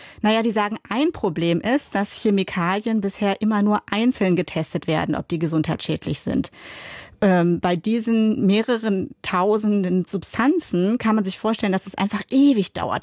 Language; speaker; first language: German; native; German